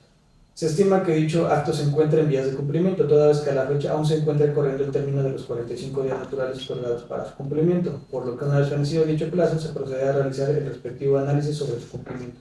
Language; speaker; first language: Spanish; native; Spanish